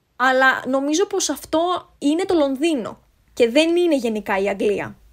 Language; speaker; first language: Greek; native; Greek